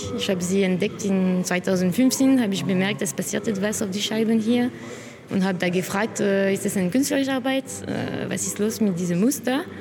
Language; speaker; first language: German; non-native, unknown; French